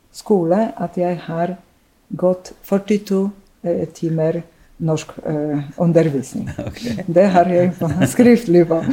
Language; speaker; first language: Norwegian; non-native, fluent; Polish